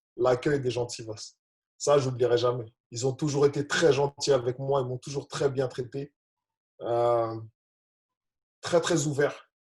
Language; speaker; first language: French; native; French